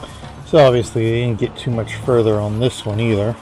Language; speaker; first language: English; native; English